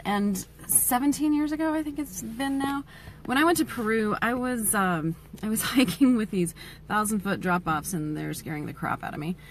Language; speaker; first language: English; native; English